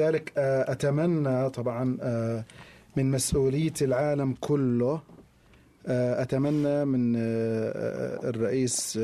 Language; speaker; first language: Arabic; native; Arabic